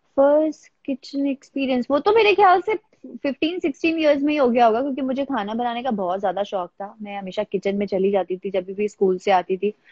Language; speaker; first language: Hindi; native; Hindi